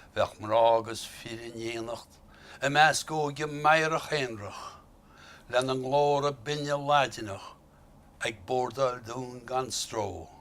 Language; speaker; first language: Irish; native; Irish